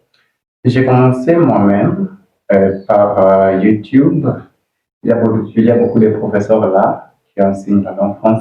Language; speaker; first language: French; non-native, learner; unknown